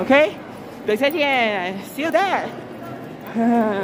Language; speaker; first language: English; non-native, local second language; Chinese